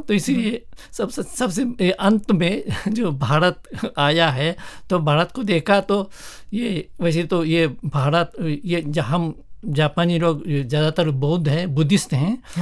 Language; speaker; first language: Hindi; non-native, fluent; Japanese